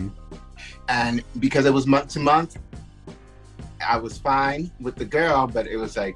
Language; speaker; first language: English; early bilingual, other home language; Spanish